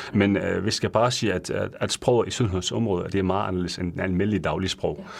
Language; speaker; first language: Danish; non-native, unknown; Arabic